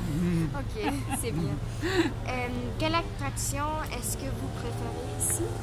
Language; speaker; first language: French; non-native, learner; German